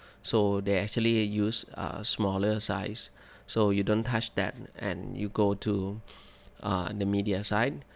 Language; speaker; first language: English; non-native, fluent; Thai